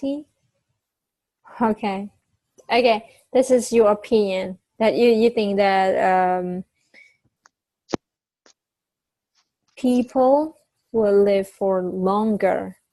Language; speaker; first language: English; non-native, fluent; Vietnamese